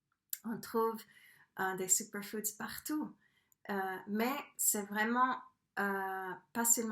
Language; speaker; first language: French; non-native, fluent; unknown